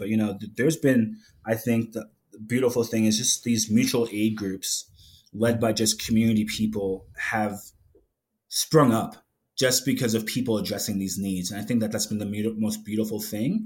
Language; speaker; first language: English; native; English